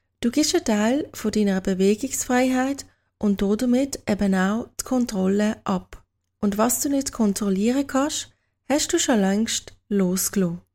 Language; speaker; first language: German; native; German